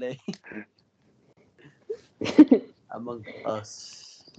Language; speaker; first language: English; non-native, learner; Spanish